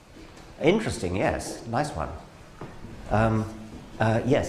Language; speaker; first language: English; native; English